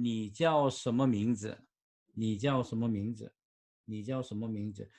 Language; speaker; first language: Chinese; non-native, fluent; Korean